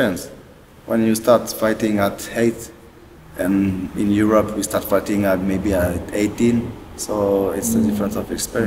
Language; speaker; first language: English; non-native, learner; French